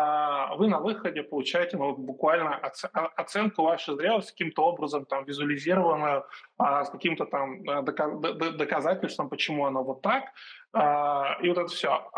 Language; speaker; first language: Russian; native; Russian